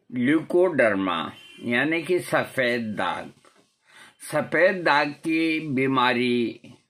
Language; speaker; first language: Hindi; non-native, local second language; Marwari